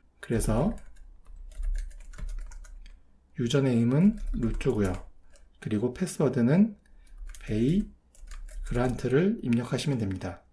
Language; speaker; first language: Korean; native; Korean